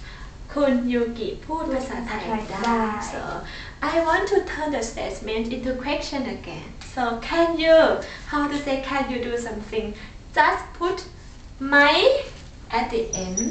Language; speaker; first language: English; non-native, learner; Thai